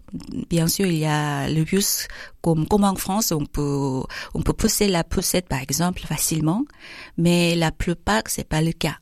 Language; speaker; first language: French; non-native, learner; Korean